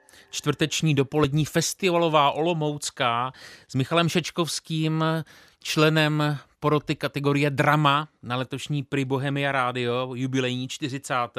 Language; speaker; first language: Czech; native; Czech